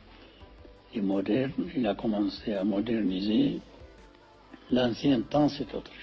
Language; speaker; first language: French; non-native, fluent; Amharic